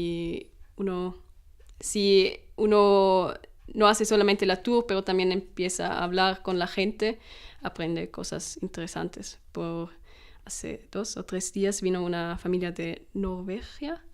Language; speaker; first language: Spanish; non-native, fluent; German